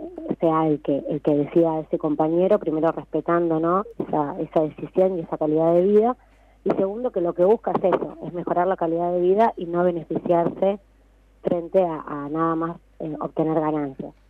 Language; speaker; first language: Spanish; native; Spanish